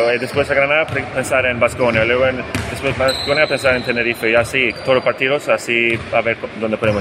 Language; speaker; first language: Spanish; non-native, fluent; Swedish